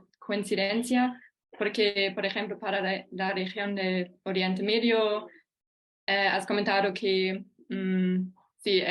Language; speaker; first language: Spanish; non-native, fluent; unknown